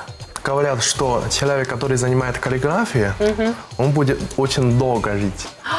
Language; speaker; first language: Russian; non-native, learner; Chinese